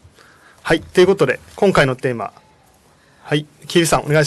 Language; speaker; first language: Japanese; native; Japanese